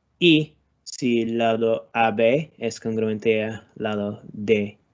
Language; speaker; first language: Spanish; non-native, learner; English